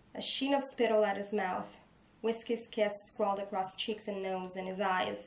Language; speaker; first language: English; non-native, fluent; Italian